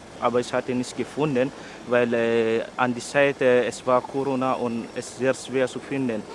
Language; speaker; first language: German; non-native, learner; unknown